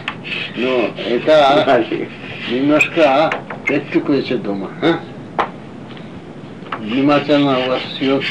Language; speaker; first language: Russian; non-native, learner; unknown